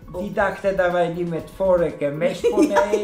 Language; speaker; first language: Dutch; non-native, fluent; Polish